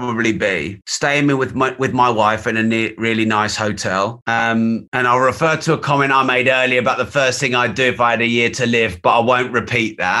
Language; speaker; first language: English; native; English